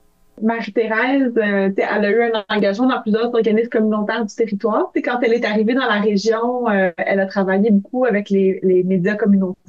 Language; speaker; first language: French; native; French